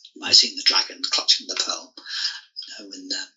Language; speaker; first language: English; native; English